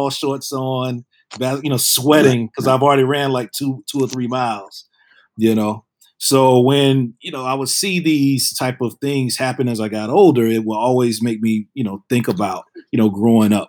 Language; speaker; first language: English; native; English